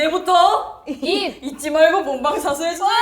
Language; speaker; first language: Korean; native; Korean